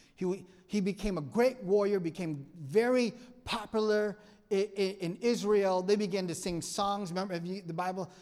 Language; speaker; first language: English; non-native, fluent; Vietnamese